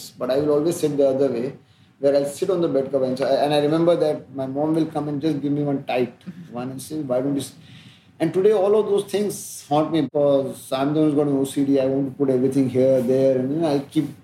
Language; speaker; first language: English; non-native, local second language; Hindi